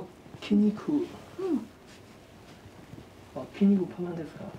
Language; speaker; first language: Japanese; non-native, learner; Chinese